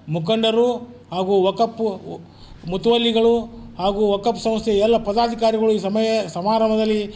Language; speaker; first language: Kannada; non-native, local second language; Urdu